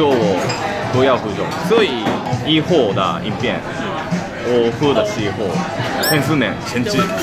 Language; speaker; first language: Chinese; non-native, learner; Japanese